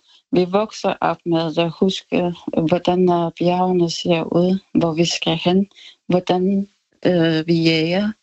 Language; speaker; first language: Danish; non-native, local second language; Kalaallisut